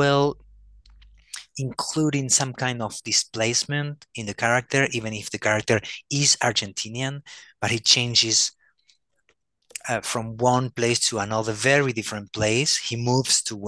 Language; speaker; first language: English; non-native, fluent; Spanish